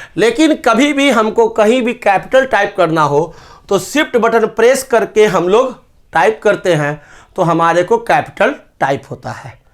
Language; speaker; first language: Hindi; native; Hindi